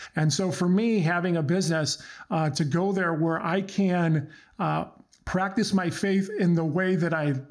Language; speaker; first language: English; early bilingual, other home language; Croatian